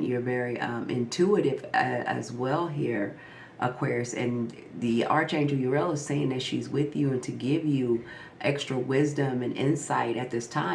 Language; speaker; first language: English; native; English